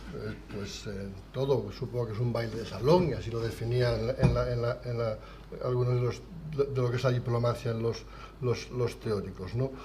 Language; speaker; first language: Spanish; native; Spanish